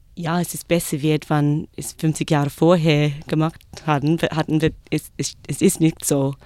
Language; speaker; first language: German; non-native, learner; English